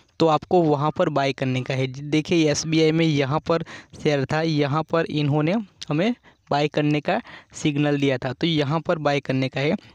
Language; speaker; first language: Hindi; non-native, local second language; Gujarati